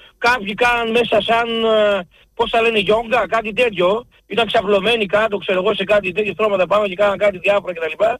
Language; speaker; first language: Greek; native; Greek